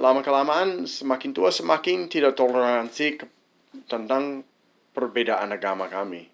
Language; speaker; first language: Indonesian; non-native, fluent; English